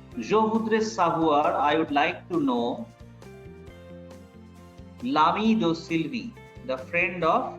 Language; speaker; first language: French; non-native, fluent; Bangla